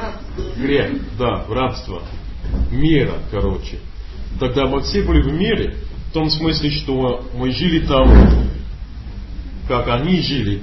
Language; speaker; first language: Russian; non-native, learner; English